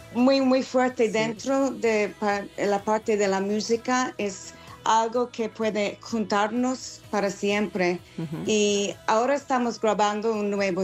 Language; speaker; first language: Spanish; non-native, fluent; English